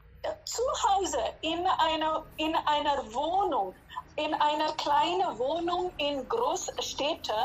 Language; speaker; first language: German; non-native, fluent; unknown